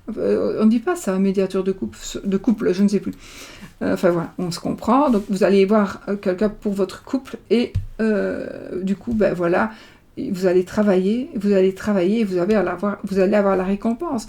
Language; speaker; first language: French; native; French